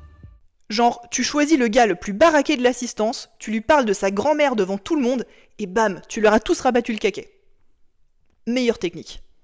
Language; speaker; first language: French; native; French